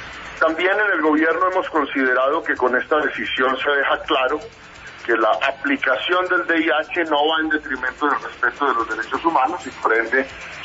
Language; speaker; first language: Spanish; native; Spanish